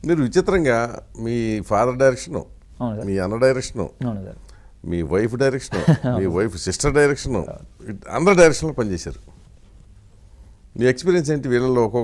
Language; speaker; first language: Telugu; native; Telugu